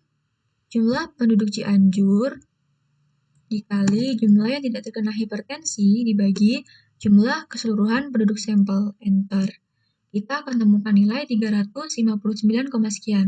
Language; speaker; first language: Indonesian; native; Indonesian